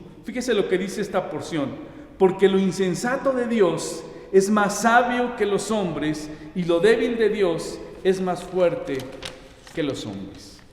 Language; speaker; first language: Spanish; native; Spanish